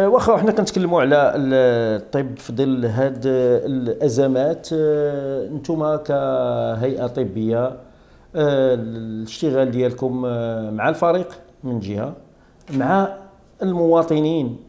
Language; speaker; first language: Arabic; native; Arabic